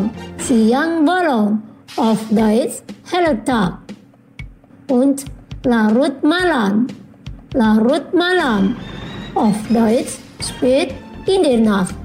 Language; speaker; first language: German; non-native, fluent; Indonesian